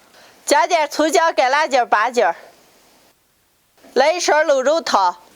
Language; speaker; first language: Chinese; native; Chinese